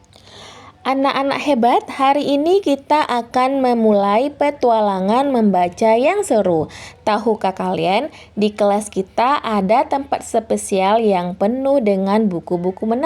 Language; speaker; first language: Indonesian; native; Indonesian